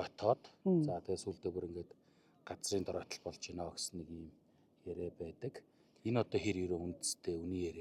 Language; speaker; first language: Mongolian; native; Mongolian